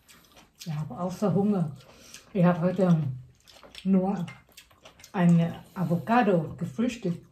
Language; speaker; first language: German; non-native, fluent; Vietnamese